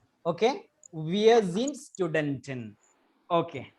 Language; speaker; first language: German; non-native, learner; Malayalam